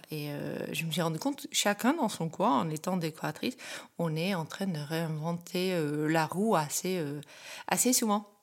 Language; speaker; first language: French; non-native, fluent; Dutch